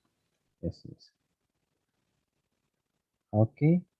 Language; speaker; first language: English; non-native, fluent; Indonesian